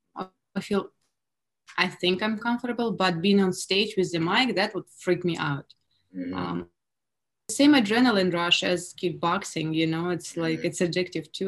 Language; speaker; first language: English; non-native, fluent; Russian